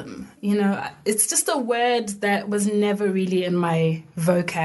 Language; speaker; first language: English; non-native, local second language; Shona